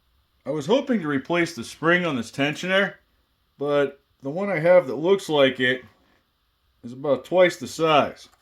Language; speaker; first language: English; native; English